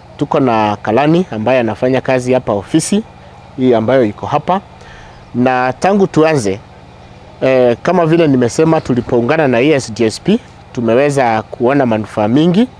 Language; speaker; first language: Swahili; non-native, local second language; Meru